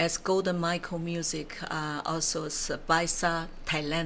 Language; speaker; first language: English; non-native, learner; Chinese